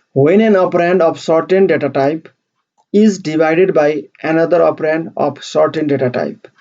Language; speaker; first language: English; non-native, local second language; Nepali